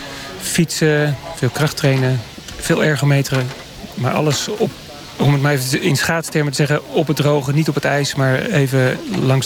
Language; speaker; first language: Dutch; native; Dutch